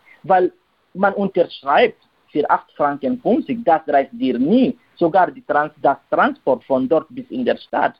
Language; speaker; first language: German; non-native, learner; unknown